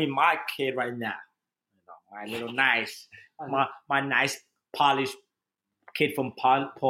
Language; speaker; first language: English; non-native, local second language; Ganda